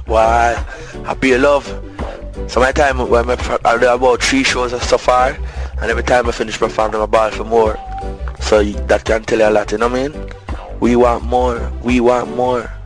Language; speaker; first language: English; non-native, local second language; Jamaican Creole English